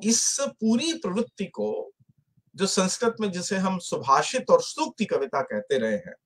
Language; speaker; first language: Hindi; native; Hindi